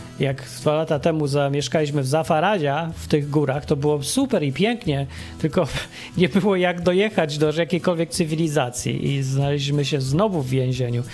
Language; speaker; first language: Polish; native; Polish